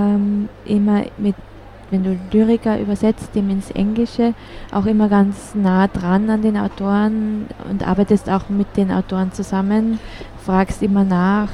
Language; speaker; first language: German; native; German